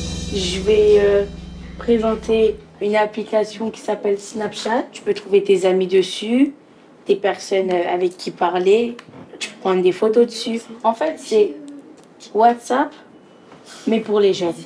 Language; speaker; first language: French; native; French